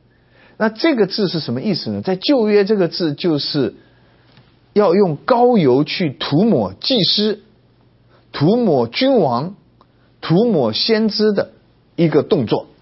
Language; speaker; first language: Chinese; native; Chinese